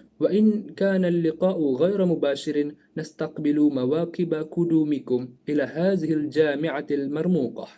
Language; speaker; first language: Arabic; non-native, learner; Malay